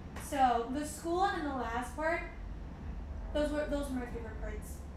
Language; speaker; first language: English; non-native, fluent; Spanish